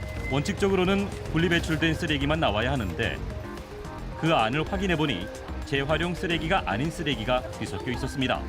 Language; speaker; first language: Korean; native; Korean